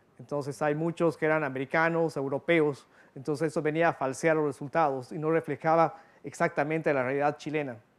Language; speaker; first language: Spanish; early bilingual, heritage; Spanish